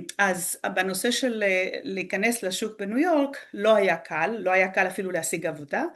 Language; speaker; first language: Hebrew; early bilingual, other home language; Spanish